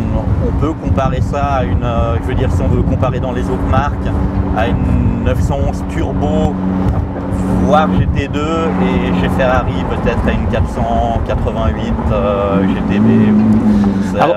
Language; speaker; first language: French; native; French